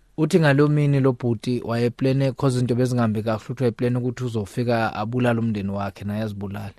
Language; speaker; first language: Zulu; non-native, local second language; Xhosa